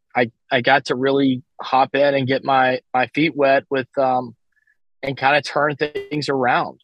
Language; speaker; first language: English; native; English